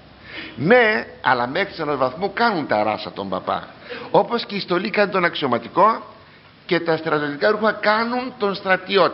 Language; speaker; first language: Greek; native; Greek